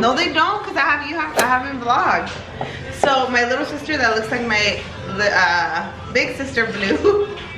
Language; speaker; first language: English; early bilingual, other home language; Spanish